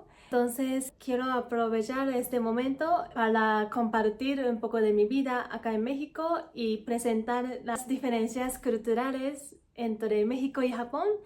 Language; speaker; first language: Spanish; non-native, fluent; Japanese